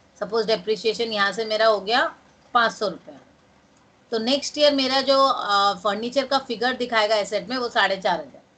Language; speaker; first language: Hindi; non-native, local second language; Bangla